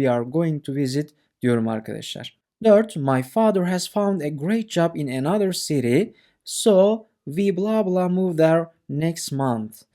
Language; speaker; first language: English; non-native, fluent; Turkish